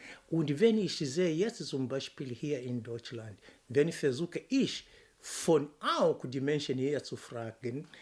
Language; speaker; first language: German; non-native, fluent; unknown